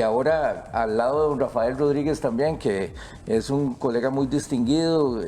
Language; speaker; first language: Spanish; native; Spanish